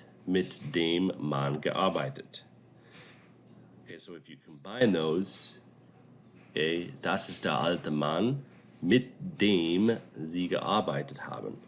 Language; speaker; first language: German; non-native, fluent; English